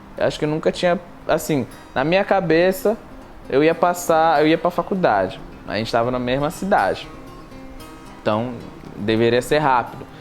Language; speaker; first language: Portuguese; non-native, local second language; Kabuverdianu